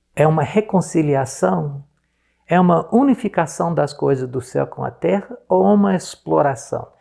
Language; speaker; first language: Portuguese; non-native, fluent; English